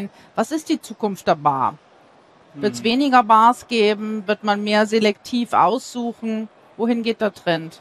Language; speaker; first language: German; native; German